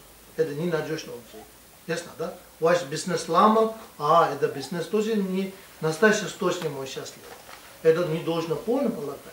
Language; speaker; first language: Russian; non-native, learner; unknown